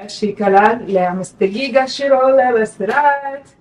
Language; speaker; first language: Amharic; non-native, learner; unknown